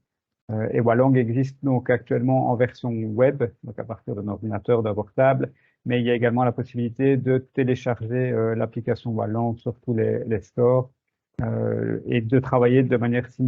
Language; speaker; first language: French; native; French